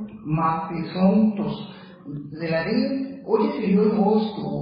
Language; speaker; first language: Greek; non-native, learner; Arabic